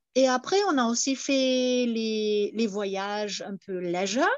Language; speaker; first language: French; non-native, fluent; German